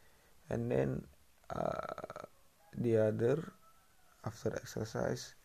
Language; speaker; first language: English; non-native, learner; Indonesian